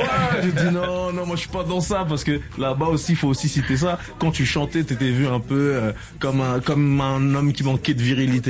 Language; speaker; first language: French; early bilingual, other home language; Ngazidja Comorian